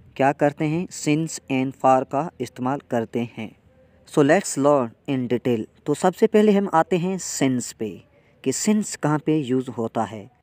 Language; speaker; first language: Urdu; non-native, local second language; Sindhi